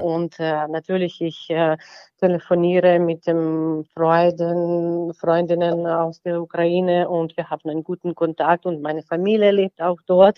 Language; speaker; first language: German; non-native, fluent; Ukrainian